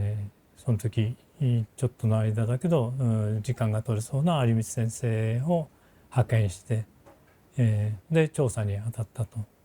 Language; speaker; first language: Japanese; native; Japanese